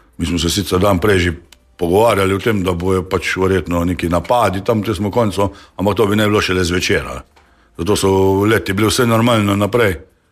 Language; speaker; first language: Slovenian; native; Slovenian